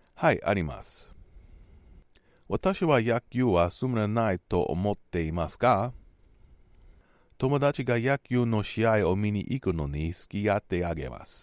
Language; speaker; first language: Japanese; non-native, learner; English